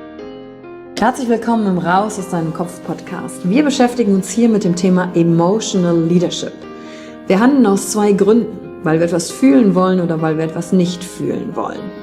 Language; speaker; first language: German; native; German